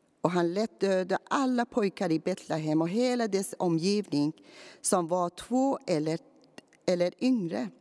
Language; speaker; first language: Swedish; non-native, fluent; Persian